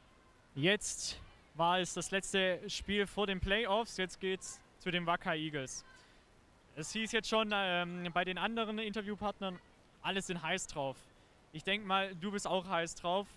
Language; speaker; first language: German; native; German